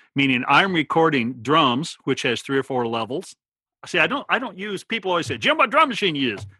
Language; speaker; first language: English; native; English